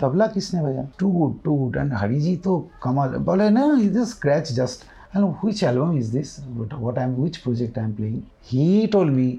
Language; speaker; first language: English; non-native, local second language; Bangla